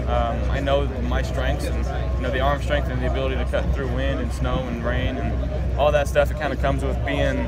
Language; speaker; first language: English; native; English